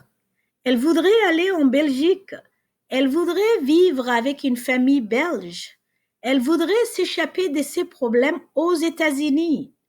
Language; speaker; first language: French; non-native, fluent; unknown